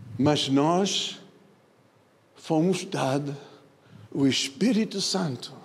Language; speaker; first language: Portuguese; non-native, fluent; English